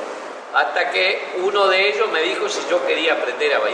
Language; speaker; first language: Spanish; native; Spanish